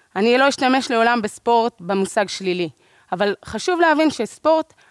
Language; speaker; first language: Hebrew; native; Hebrew